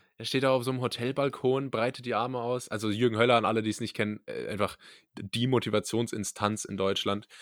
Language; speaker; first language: German; native; German